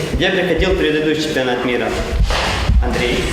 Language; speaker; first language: Russian; native; Russian